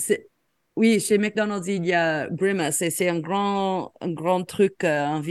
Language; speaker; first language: French; non-native, fluent; English